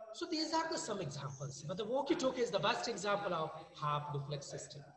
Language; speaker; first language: English; non-native, local second language; Marathi